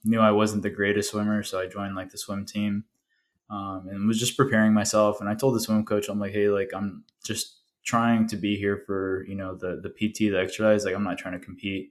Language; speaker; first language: English; early bilingual, other home language; Spanish